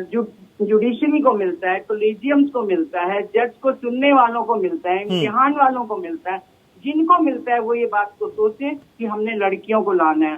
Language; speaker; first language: Hindi; native; Hindi